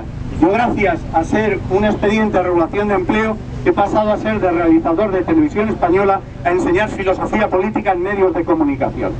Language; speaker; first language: Spanish; native; Spanish